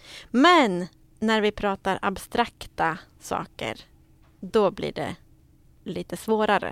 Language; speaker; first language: Swedish; native; Swedish